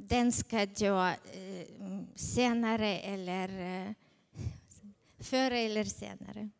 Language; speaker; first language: Swedish; non-native, fluent; Ukrainian